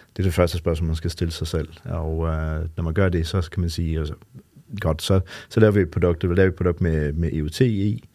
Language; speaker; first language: Danish; non-native, fluent; English